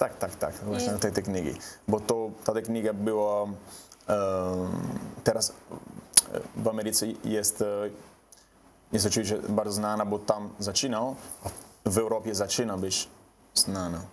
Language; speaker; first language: Polish; non-native, learner; Italian